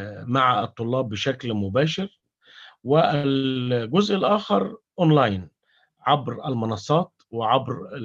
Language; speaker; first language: Arabic; non-native, fluent; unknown